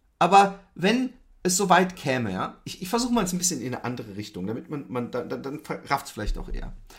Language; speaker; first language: German; early bilingual, other home language; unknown